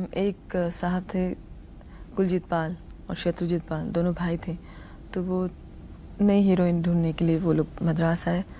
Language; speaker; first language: Hindi; non-native, local second language; Tamil